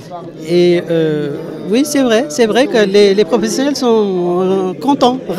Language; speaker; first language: French; non-native, fluent; Nepali